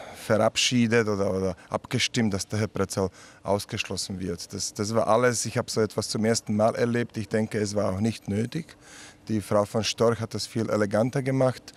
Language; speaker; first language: German; non-native, fluent; Slovak